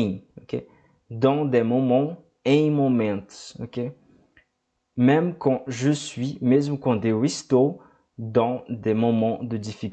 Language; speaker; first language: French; non-native, fluent; Portuguese